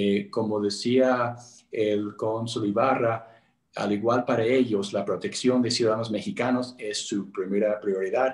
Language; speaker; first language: Spanish; non-native, fluent; English